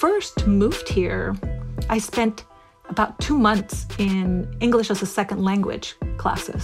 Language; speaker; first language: English; non-native, fluent; Spanish